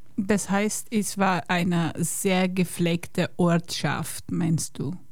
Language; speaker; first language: German; non-native, fluent; Persian